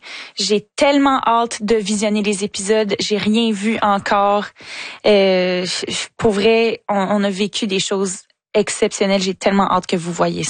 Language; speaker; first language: French; native; French